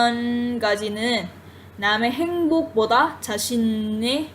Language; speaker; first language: Korean; non-native, fluent; Vietnamese